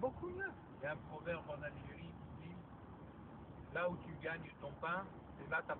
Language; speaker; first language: French; non-native, local second language; Arabic